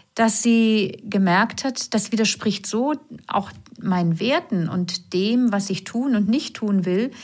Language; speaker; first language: German; native; German